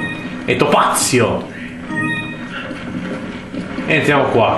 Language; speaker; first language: Italian; native; Italian